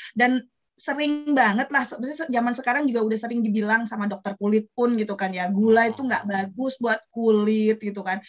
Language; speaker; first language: Indonesian; native; Indonesian